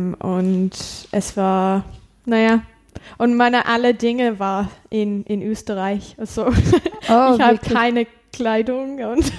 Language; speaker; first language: German; non-native, learner; English